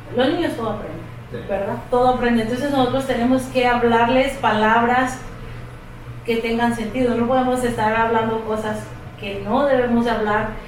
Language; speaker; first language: Spanish; native; Spanish